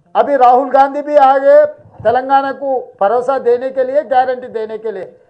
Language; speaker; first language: Hindi; non-native, local second language; Telugu